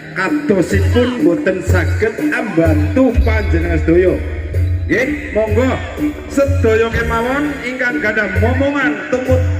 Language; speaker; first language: Javanese; native; Javanese